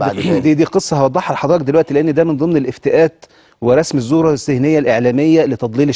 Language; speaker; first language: Arabic; native; Arabic